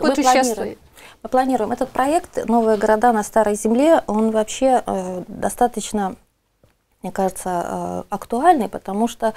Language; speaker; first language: Russian; native; Russian